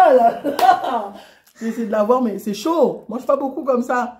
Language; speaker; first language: French; native; French